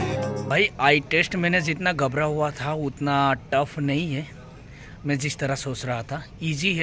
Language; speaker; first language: Hindi; non-native, local second language; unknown